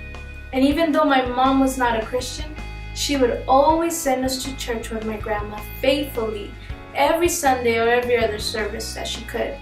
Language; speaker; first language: English; early bilingual, other home language; Spanish